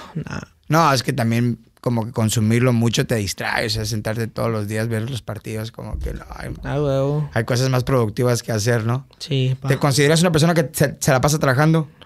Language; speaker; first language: Spanish; early bilingual, heritage; Spanish